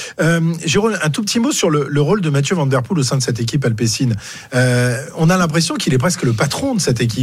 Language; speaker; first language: French; native; French